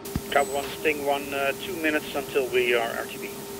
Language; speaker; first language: English; non-native, fluent; Dutch